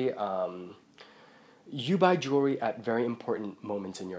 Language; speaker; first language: English; non-native, local second language; Cantonese